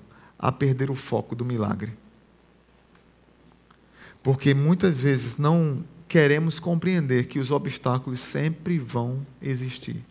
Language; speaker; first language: Portuguese; native; Portuguese